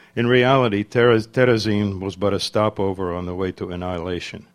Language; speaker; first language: English; early bilingual, other home language; Czech